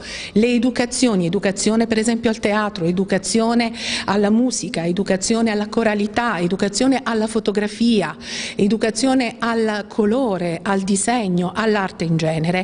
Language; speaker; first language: Italian; native; Italian